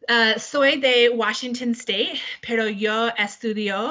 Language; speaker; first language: Spanish; non-native, learner; English